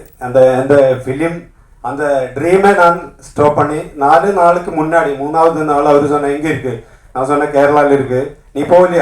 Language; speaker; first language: Tamil; non-native, learner; Malayalam